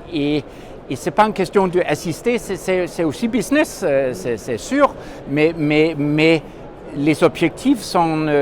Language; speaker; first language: French; non-native, fluent; Danish